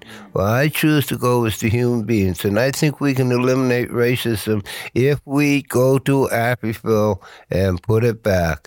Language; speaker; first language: English; native; English